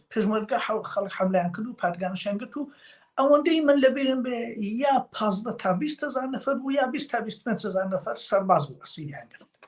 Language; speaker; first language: Central Kurdish; native; Central Kurdish